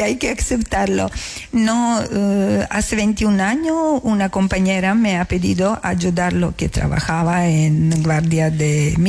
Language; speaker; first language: Spanish; non-native, learner; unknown